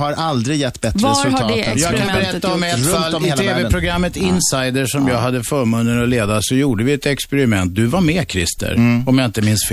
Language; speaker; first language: Swedish; native; Swedish